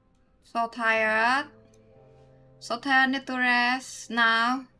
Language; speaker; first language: English; non-native, learner; Vietnamese